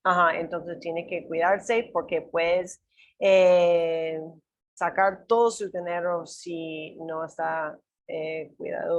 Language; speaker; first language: Spanish; non-native, learner; English